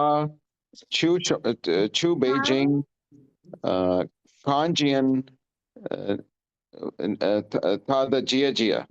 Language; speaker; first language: Chinese; non-native, learner; Urdu